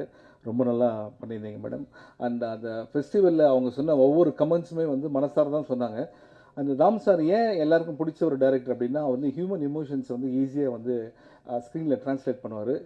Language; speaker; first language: Tamil; native; Tamil